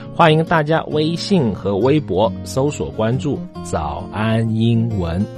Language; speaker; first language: Chinese; native; Chinese